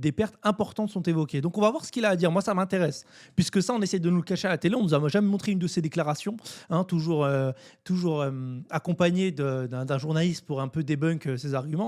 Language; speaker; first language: French; native; French